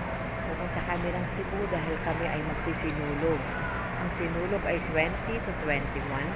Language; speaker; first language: Filipino; native; Filipino